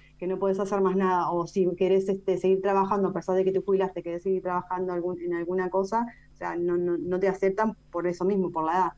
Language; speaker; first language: Spanish; native; Spanish